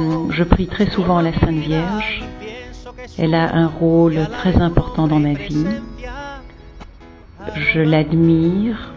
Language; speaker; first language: French; native; French